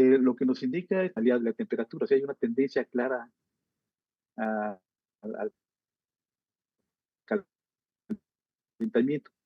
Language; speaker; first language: Spanish; native; Spanish